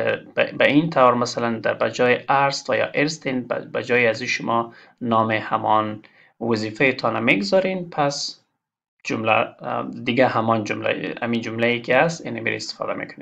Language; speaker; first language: Persian; non-native, local second language; Pashto